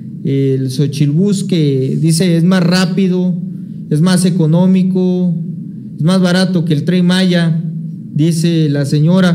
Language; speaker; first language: Spanish; native; Spanish